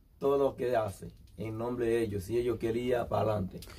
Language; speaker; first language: Spanish; non-native, learner; Haitian Creole